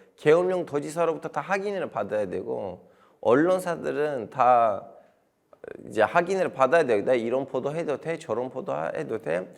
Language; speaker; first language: Korean; non-native, fluent; Turkish